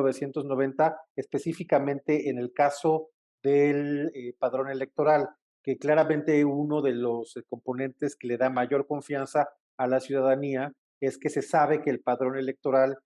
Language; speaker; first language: Spanish; native; Spanish